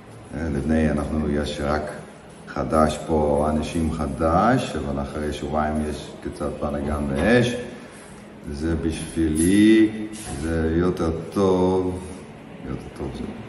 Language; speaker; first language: Hebrew; non-native, learner; Dutch